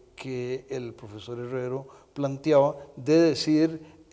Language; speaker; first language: Spanish; native; Spanish